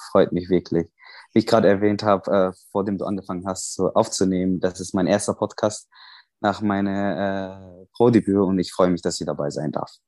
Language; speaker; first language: German; non-native, fluent; Arabic